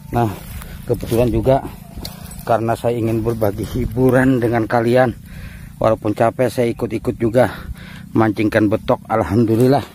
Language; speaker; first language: Indonesian; non-native, local second language; Banjar